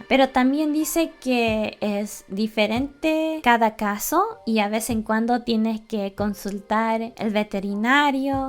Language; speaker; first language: Spanish; early bilingual, heritage; Spanish